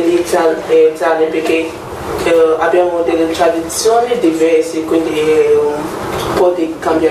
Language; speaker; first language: Italian; non-native, learner; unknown